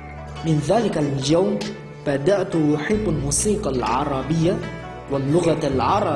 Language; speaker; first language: Arabic; non-native, learner; Chinese